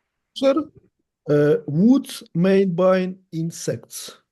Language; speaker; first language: English; non-native, learner; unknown